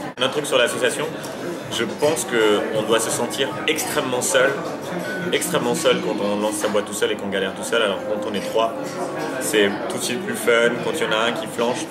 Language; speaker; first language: French; early bilingual, other home language; Arabic